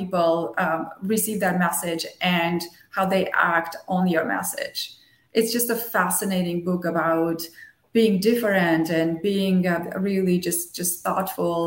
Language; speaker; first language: English; non-native, fluent; Armenian